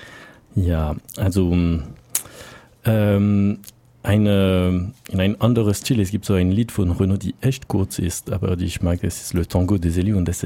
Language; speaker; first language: German; non-native, learner; French